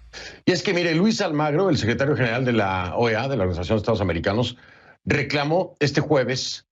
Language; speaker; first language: Spanish; native; Spanish